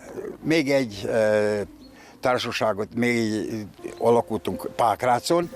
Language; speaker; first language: Hungarian; early bilingual, heritage; Hungarian